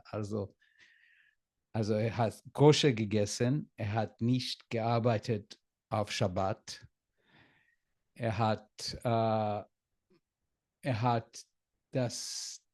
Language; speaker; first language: German; non-native, learner; Hebrew